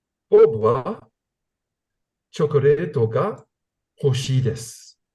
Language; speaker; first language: Japanese; non-native, learner; English